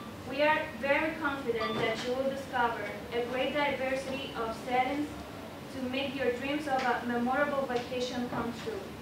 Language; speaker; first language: English; non-native, fluent; Spanish